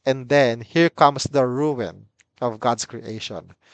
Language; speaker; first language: English; non-native, local second language; Filipino